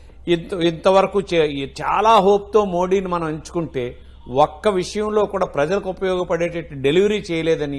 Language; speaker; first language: Telugu; native; Telugu